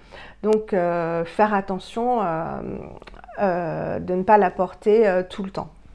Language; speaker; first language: French; native; French